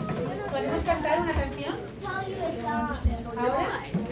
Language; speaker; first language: Spanish; native; Spanish